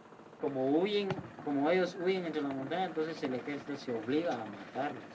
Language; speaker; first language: Spanish; native; Spanish